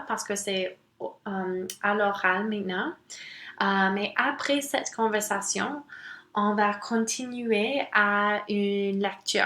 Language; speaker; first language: French; non-native, local second language; English